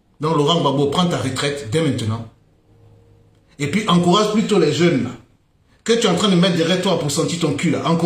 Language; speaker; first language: French; native; French